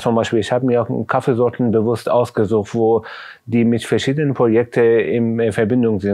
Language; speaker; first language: German; non-native, fluent; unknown